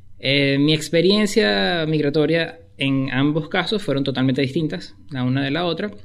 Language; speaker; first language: Spanish; native; Spanish